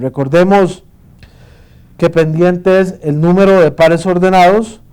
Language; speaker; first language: Spanish; native; Spanish